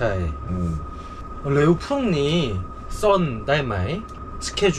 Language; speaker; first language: Thai; non-native, learner; Korean